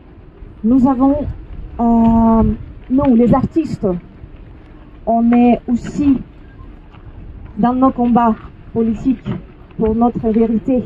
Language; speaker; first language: French; non-native, fluent; Russian